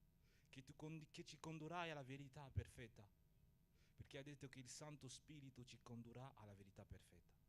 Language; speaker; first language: Italian; non-native, fluent; Portuguese